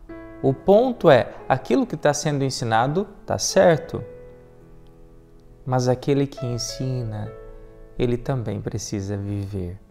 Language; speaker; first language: Portuguese; native; Portuguese